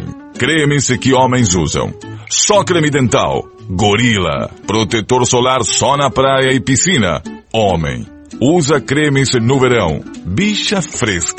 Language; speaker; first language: Portuguese; native; Portuguese